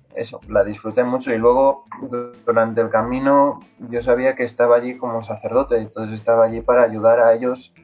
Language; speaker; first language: Spanish; native; Spanish